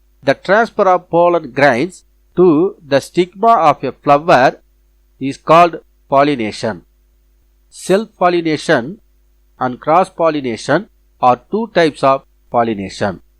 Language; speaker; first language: English; non-native, local second language; Tamil